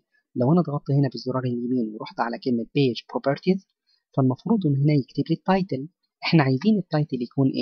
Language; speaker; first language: Arabic; native; Arabic